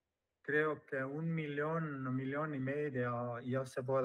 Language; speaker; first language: Spanish; non-native, fluent; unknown